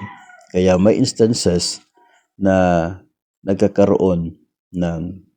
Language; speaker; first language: Filipino; native; Filipino